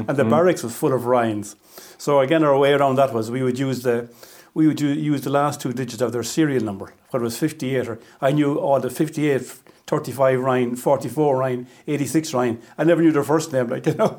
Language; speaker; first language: English; native; English